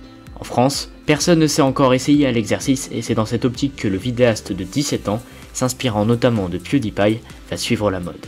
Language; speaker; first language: French; native; French